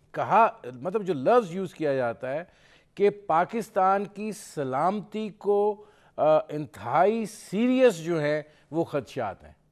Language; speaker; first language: Urdu; native; Urdu